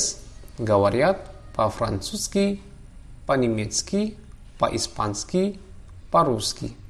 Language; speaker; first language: Russian; non-native, fluent; Javanese